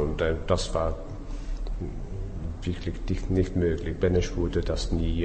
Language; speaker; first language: German; non-native, learner; English